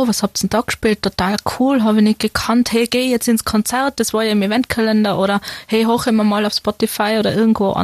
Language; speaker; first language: German; native; German